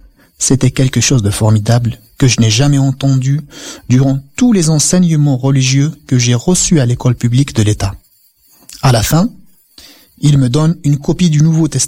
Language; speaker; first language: French; non-native, local second language; Kabyle